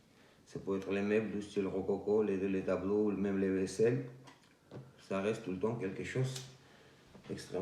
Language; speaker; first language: French; non-native, fluent; Georgian